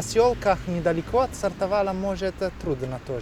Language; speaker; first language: Russian; non-native, learner; Italian